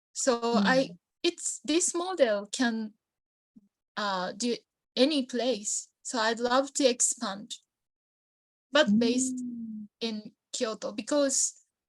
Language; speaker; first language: English; non-native, learner; Japanese